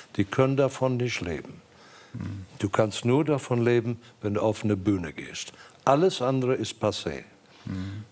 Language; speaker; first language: German; non-native, fluent; English